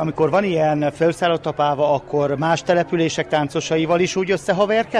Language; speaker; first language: Hungarian; native; Hungarian